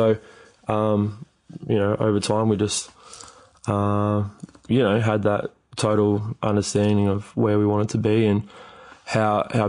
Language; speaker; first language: English; native; English